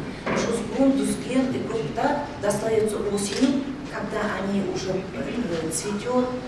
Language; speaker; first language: Russian; non-native, local second language; Kazakh